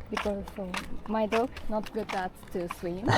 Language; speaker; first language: English; non-native, learner; Japanese